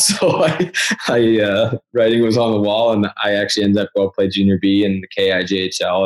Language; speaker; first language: English; native; English